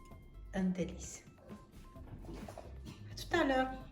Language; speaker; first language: French; non-native, fluent; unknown